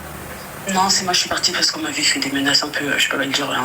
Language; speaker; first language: French; native; French